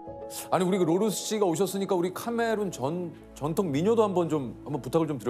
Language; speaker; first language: Korean; native; Korean